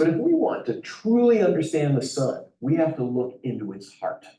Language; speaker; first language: English; native; English